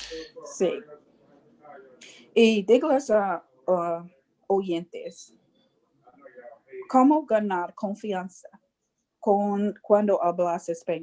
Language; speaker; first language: Spanish; non-native, learner; English